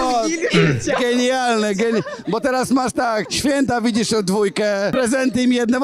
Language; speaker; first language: Polish; native; Polish